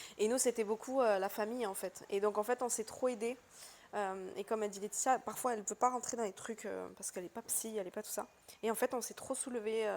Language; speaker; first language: French; early bilingual, other home language; Portuguese